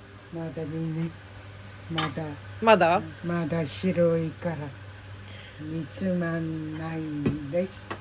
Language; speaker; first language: Japanese; native; Japanese